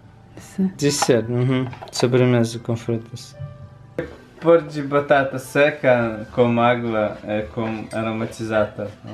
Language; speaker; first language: Portuguese; non-native, learner; Russian